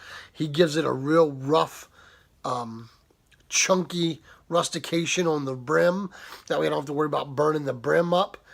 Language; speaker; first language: English; native; English